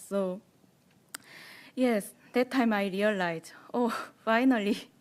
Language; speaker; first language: English; non-native, learner; Korean